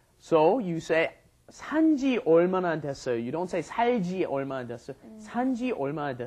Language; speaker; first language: Korean; non-native, fluent; English